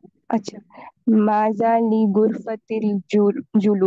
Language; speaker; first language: Arabic; non-native, learner; Urdu